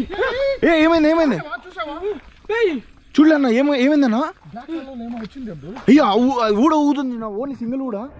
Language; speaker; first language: Telugu; native; Telugu